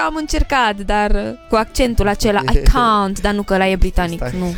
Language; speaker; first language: Romanian; native; Romanian